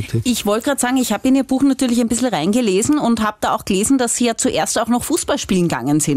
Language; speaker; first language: German; native; German